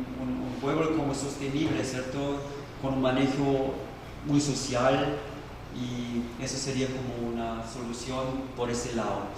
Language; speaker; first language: Spanish; non-native, fluent; German